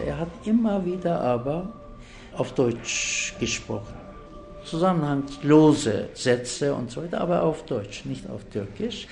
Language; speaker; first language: German; non-native, fluent; Turkish